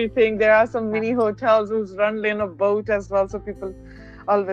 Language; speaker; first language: English; non-native, local second language; Hindi